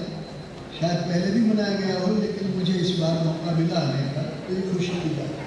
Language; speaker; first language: Hindi; native; Hindi